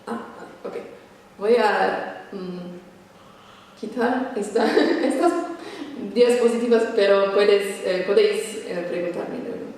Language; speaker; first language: Spanish; non-native, fluent; English